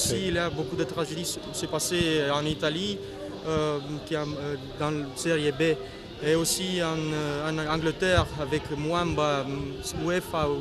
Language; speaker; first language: French; non-native, learner; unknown